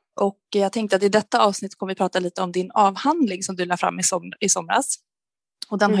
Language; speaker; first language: Swedish; native; Swedish